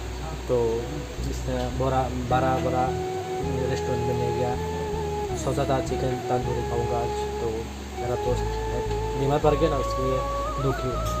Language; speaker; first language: Hindi; non-native, local second language; Bangla